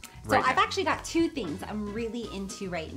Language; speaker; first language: English; native; English